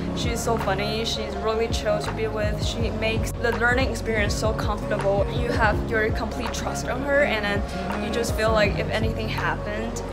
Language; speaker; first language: English; early bilingual, other home language; Chinese